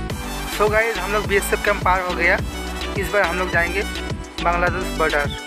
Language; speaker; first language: Hindi; non-native, local second language; Bangla